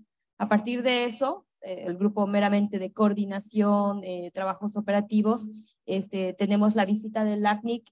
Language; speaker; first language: Spanish; native; Spanish